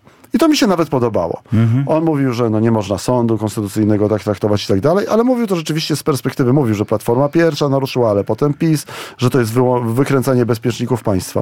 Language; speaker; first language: Polish; native; Polish